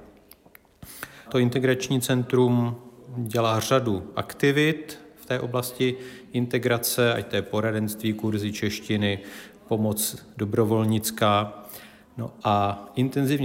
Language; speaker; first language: Czech; native; Czech